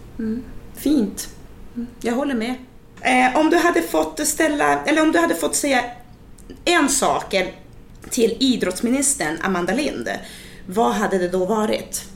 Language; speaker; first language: Swedish; native; Swedish